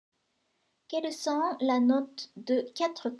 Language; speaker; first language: French; non-native, fluent; Japanese